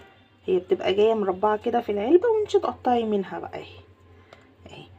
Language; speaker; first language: Arabic; native; Arabic